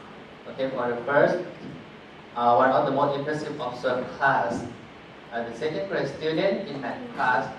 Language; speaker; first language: English; non-native, fluent; Thai